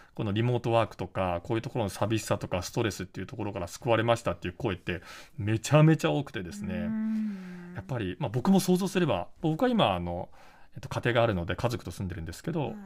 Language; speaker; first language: Japanese; native; Japanese